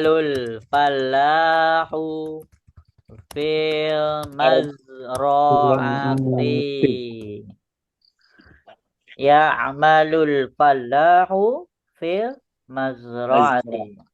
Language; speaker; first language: Arabic; non-native, learner; Indonesian